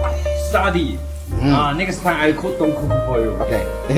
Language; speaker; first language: English; non-native, learner; Chinese